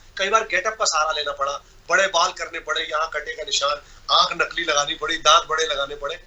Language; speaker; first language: Hindi; non-native, local second language; Bhojpuri